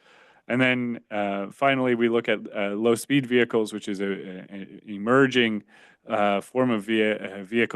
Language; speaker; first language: English; native; English